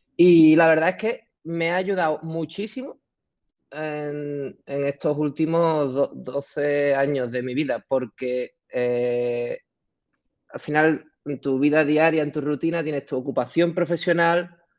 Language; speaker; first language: Spanish; native; Spanish